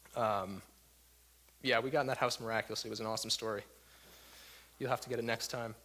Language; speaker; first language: English; native; English